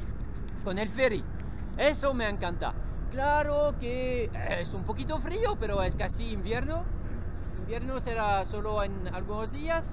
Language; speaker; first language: Spanish; non-native, learner; French